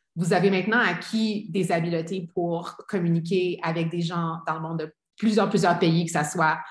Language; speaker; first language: French; native; French